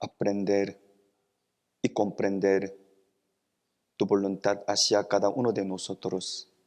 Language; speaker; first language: Spanish; non-native, fluent; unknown